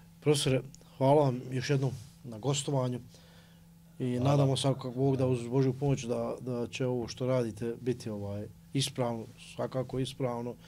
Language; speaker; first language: Bosnian; native; Bosnian